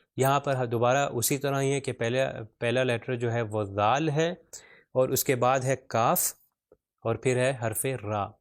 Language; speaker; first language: Urdu; non-native, local second language; Punjabi